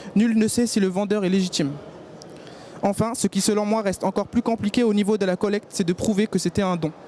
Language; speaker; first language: French; early bilingual, other home language; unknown